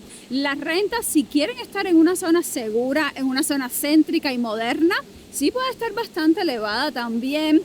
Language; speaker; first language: Spanish; native; Spanish